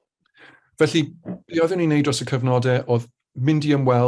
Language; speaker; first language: Welsh; native; Welsh